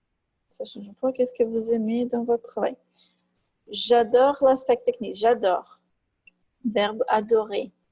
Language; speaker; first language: French; non-native, fluent; Portuguese